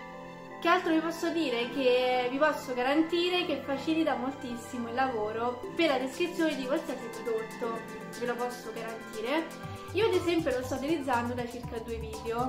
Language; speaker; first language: Italian; native; Italian